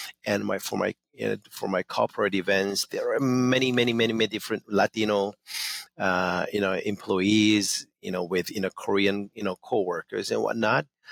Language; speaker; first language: English; non-native, fluent; Korean